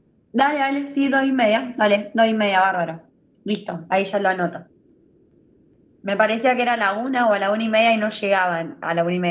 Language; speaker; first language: Spanish; native; Spanish